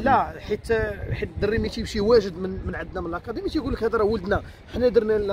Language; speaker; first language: Arabic; native; Arabic